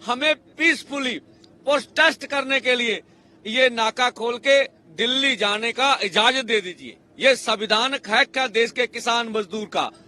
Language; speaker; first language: Hindi; non-native, local second language; Punjabi